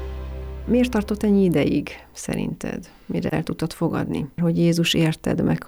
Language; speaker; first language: Hungarian; native; Hungarian